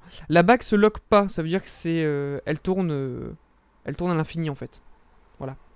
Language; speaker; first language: French; native; French